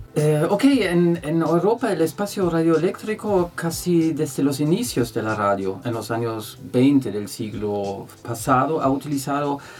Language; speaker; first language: Spanish; non-native, fluent; German